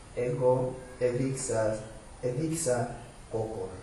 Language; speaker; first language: Greek; non-native, learner; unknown